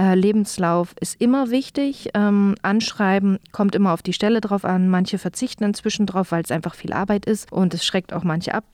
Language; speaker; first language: German; native; German